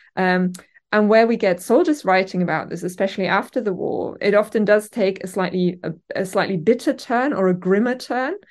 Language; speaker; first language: English; non-native, fluent; German